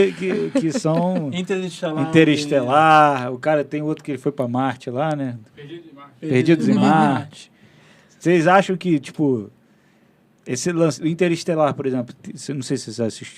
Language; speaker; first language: Portuguese; native; Portuguese